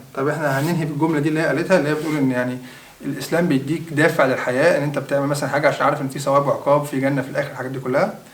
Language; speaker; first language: Arabic; native; Arabic